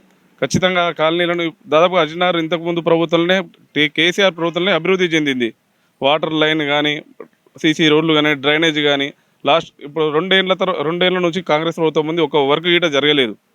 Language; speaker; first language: Telugu; native; Telugu